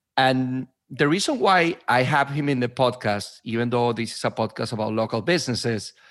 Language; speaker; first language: English; non-native, fluent; Spanish